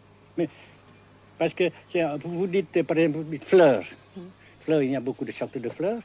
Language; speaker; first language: French; non-native, local second language; Vietnamese